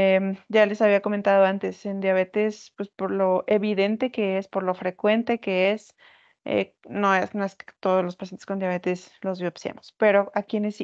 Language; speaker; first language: Spanish; native; Spanish